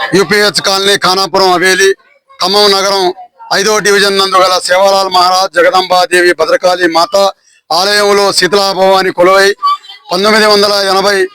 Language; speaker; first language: Telugu; non-native, local second language; Lambadi